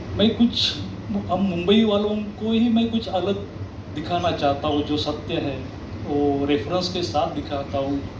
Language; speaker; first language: Hindi; non-native, local second language; Marathi